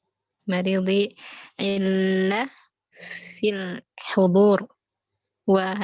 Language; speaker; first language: Arabic; non-native, learner; Indonesian